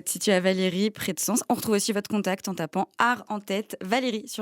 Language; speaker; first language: French; native; French